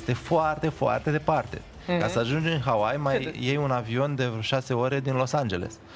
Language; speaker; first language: Romanian; native; Romanian